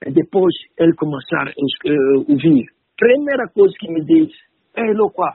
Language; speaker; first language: Portuguese; non-native, learner; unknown